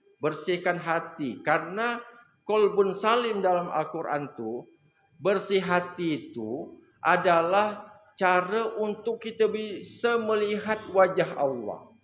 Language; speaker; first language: Malay; native; Malay